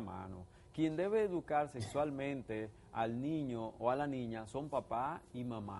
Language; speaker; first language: Spanish; native; Spanish